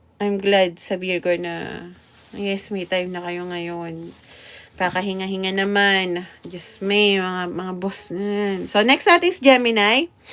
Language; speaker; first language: Filipino; non-native, local second language; Bikol